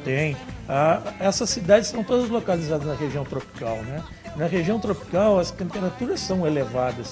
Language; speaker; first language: Portuguese; native; Portuguese